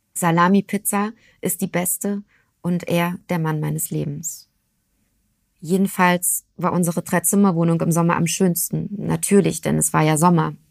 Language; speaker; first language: German; early bilingual, other home language; Turkish